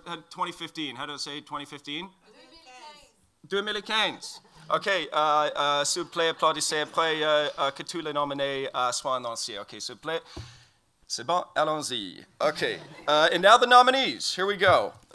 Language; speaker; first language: French; non-native, learner; English